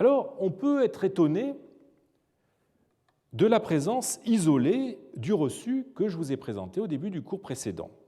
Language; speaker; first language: French; native; French